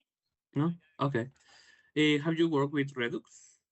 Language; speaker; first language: English; non-native, fluent; Spanish